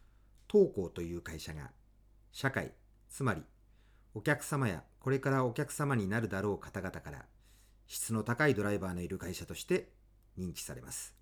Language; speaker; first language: Japanese; native; Japanese